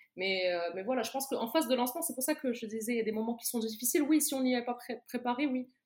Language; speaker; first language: French; non-native, local second language; Arabic